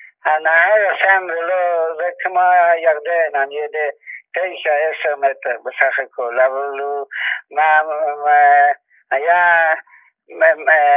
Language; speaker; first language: Hebrew; non-native, fluent; Yiddish